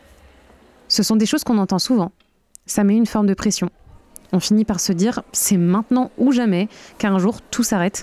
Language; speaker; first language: French; native; French